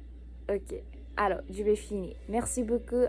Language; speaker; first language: French; non-native, learner; Japanese